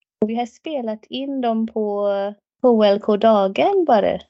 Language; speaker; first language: Swedish; non-native, fluent; English